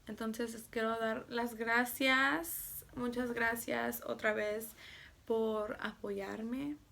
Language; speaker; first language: Spanish; early bilingual, heritage; Spanish